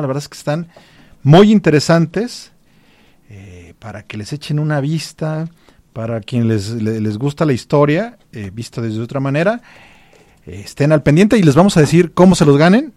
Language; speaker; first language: Spanish; native; Spanish